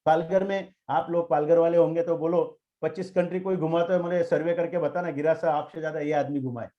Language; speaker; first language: Hindi; non-native, local second language; Marathi